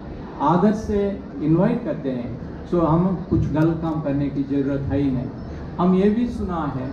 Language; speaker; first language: Hindi; non-native, local second language; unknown